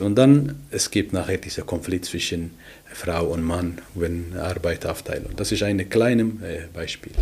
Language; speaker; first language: German; non-native, learner; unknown